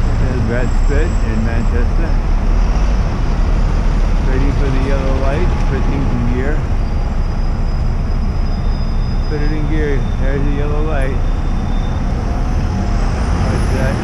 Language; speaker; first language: English; native; English